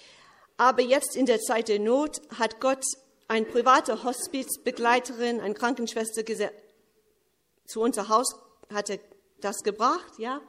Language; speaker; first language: German; early bilingual, heritage; English